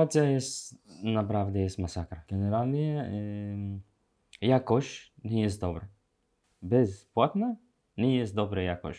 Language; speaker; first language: Polish; non-native, learner; Arabic